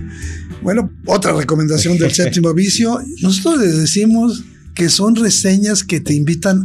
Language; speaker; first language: Spanish; native; Spanish